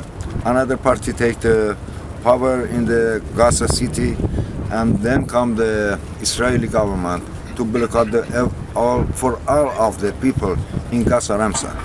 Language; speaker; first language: English; non-native, learner; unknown